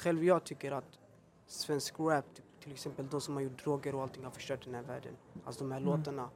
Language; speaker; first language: Swedish; early bilingual, other home language; Albanian